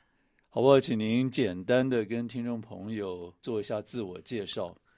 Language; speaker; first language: Chinese; native; Chinese